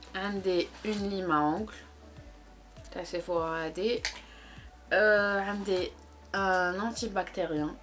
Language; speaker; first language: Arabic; early bilingual, heritage; Arabic